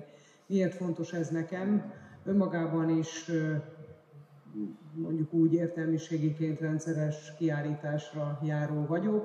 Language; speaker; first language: Hungarian; native; Hungarian